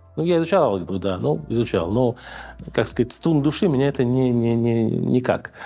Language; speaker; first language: Russian; native; Russian